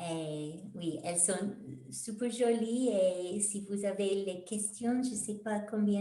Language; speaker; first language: French; non-native, fluent; English